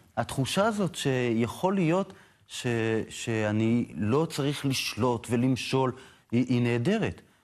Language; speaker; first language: Hebrew; native; Hebrew